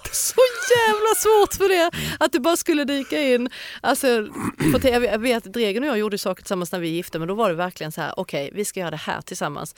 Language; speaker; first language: Swedish; native; Swedish